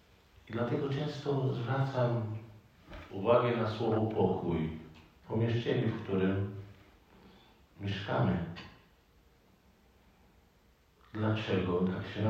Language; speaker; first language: Polish; non-native, fluent; Arabic